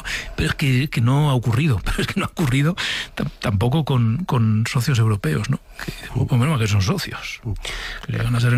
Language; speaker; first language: Spanish; native; Spanish